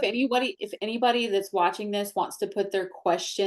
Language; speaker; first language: English; native; English